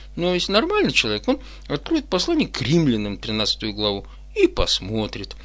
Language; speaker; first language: Russian; native; Russian